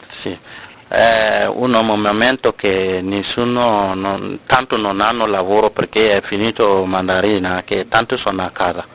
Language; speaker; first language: Italian; non-native, learner; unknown